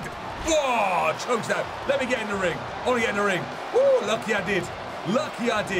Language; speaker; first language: English; native; English